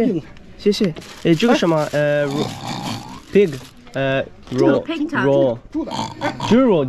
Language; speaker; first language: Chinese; non-native, learner; English